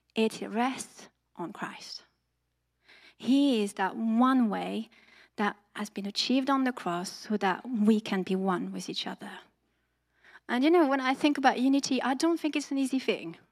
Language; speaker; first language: English; non-native, fluent; French